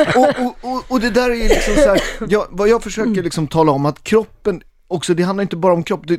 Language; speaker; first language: Swedish; early bilingual, other home language; Italian